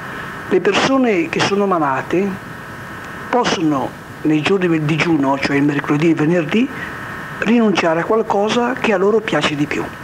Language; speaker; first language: Italian; native; Italian